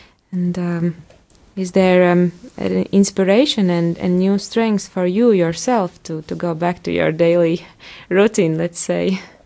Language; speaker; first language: English; non-native, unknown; Latvian